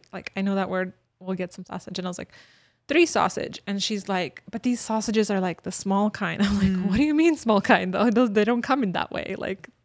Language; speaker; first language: English; early bilingual, other home language; Bosnian